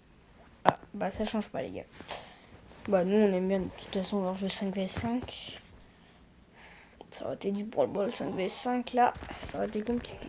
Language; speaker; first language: French; native; French